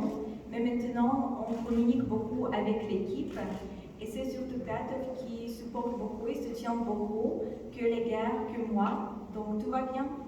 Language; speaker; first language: French; non-native, fluent; Ukrainian